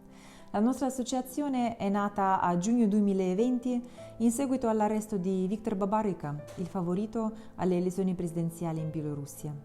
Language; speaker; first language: Italian; non-native, fluent; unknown